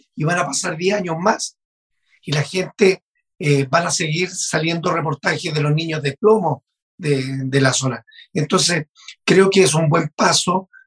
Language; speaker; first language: Spanish; native; Spanish